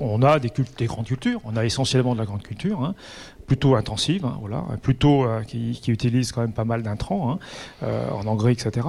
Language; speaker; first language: French; native; French